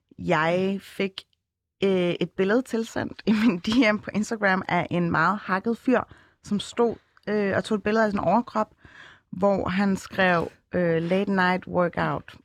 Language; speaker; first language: Danish; early bilingual, other home language; Arabic